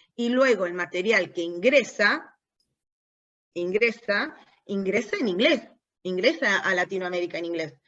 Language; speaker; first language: Spanish; early bilingual, heritage; English